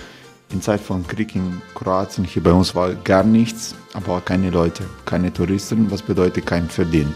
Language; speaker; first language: German; non-native, fluent; Croatian